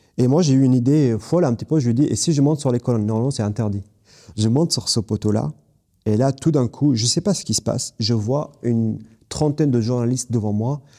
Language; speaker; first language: French; non-native, fluent; Kurdish